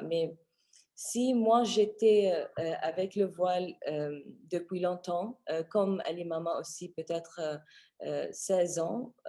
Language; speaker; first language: French; non-native, fluent; Arabic